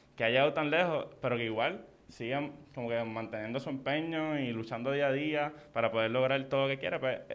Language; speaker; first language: Spanish; native; Spanish